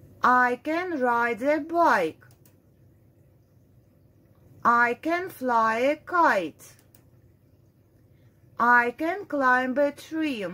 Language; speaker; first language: English; non-native, fluent; Russian